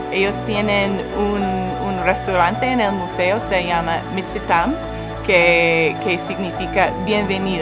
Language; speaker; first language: Spanish; non-native, fluent; English